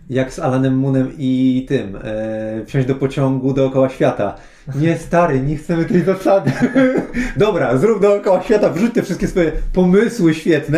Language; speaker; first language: Polish; native; Polish